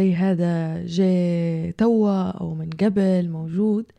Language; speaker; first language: Arabic; non-native, local second language; Berber languages